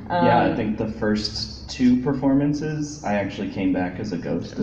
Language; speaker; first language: English; native; English